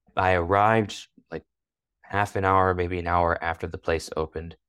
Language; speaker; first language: English; native; English